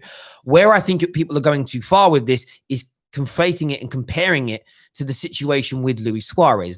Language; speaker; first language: English; native; English